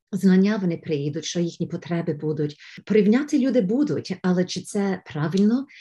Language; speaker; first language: Ukrainian; early bilingual, heritage; Ukrainian